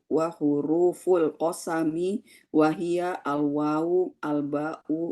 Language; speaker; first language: Arabic; non-native, fluent; Indonesian